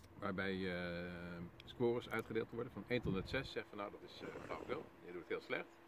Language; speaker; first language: Dutch; native; Dutch